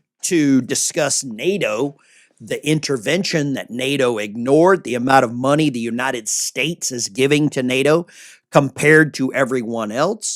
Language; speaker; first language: English; native; English